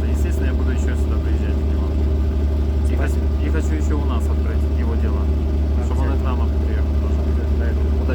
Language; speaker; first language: Russian; native; Russian